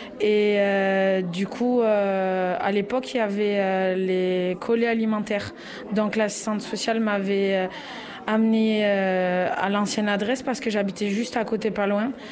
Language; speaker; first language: French; native; French